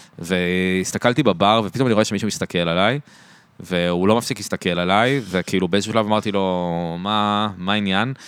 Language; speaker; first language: Hebrew; native; Hebrew